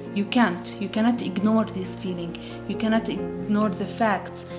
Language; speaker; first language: English; non-native, fluent; Arabic